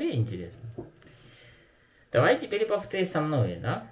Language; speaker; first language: Russian; non-native, learner; Chinese